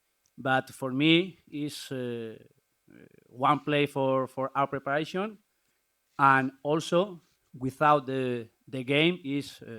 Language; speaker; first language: English; non-native, learner; Spanish